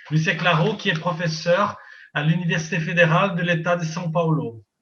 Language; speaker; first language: French; non-native, fluent; Portuguese